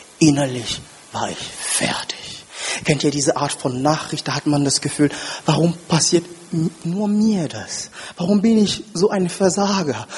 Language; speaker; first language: German; non-native, fluent; French